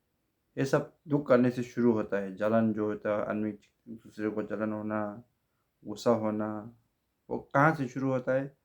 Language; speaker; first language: Hindi; non-native, local second language; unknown